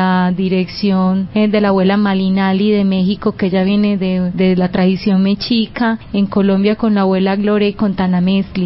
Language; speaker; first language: Spanish; native; Spanish